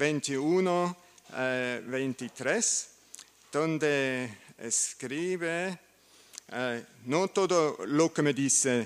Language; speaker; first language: Spanish; non-native, learner; German